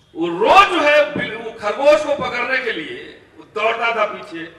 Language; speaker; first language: Hindi; native; Hindi